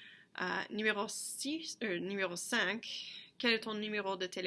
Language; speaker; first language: French; non-native, fluent; English